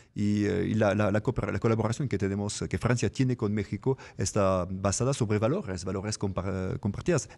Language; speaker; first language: Spanish; non-native, fluent; French